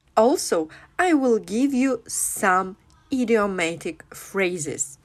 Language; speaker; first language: English; non-native, fluent; Russian